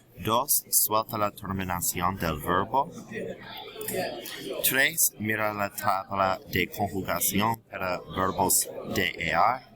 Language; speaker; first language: Spanish; non-native, learner; English